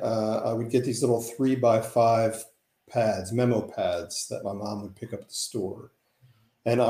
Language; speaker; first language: English; native; English